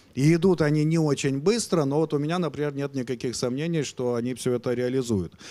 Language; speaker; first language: Russian; native; Russian